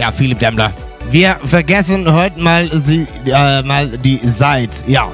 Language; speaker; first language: German; non-native, learner; Dutch